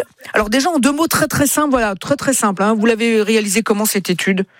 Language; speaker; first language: French; native; French